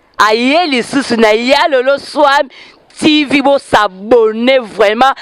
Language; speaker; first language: Lingala; native; Lingala